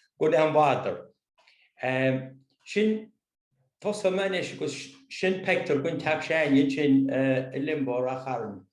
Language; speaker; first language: Irish; native; Irish